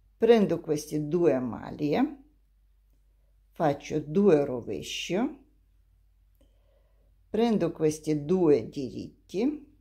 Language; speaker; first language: Italian; non-native, learner; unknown